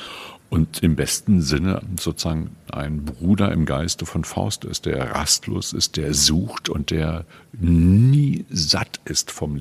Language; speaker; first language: German; native; German